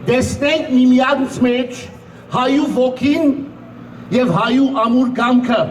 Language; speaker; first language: Armenian; early bilingual, other home language; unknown